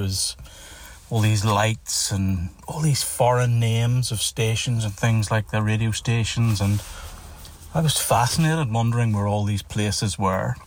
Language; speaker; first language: English; native; English